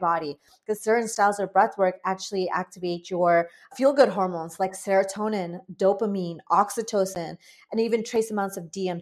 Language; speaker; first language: English; non-native, local second language; Bangla